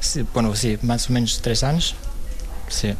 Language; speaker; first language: Catalan; non-native, local second language; Spanish